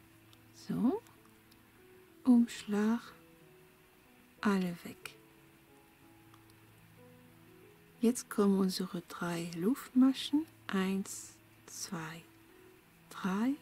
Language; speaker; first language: German; non-native, fluent; French